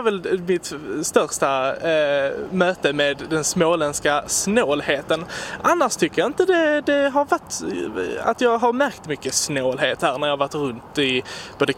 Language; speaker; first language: Swedish; native; Swedish